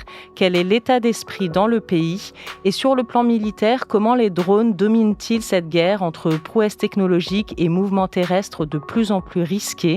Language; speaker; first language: French; native; French